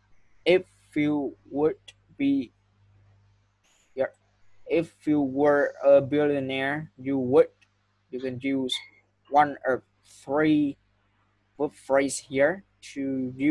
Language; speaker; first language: English; non-native, fluent; Vietnamese